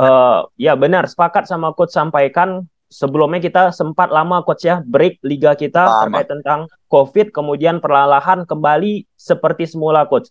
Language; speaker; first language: Indonesian; native; Indonesian